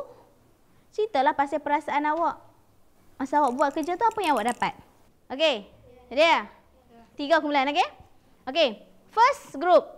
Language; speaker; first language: Malay; native; Malay